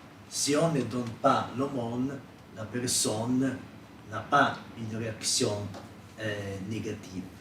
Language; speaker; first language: French; non-native, fluent; Italian